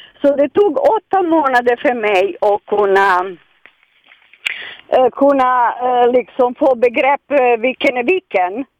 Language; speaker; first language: Swedish; non-native, fluent; Serbian